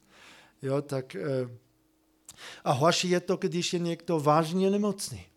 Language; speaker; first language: Czech; non-native, fluent; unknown